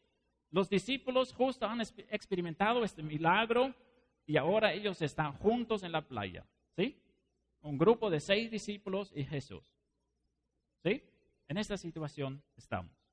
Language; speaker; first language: Spanish; non-native, fluent; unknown